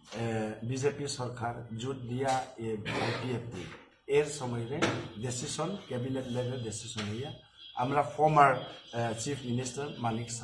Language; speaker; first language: Bangla; non-native, local second language; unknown